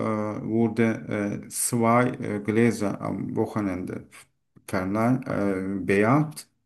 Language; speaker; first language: German; non-native, learner; Turkish